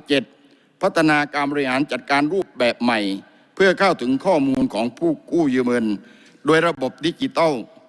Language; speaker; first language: Thai; native; Thai